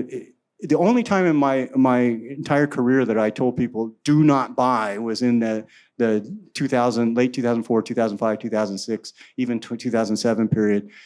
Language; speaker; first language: English; native; English